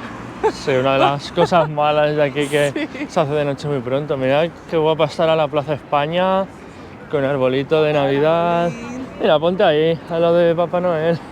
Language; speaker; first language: Spanish; native; Spanish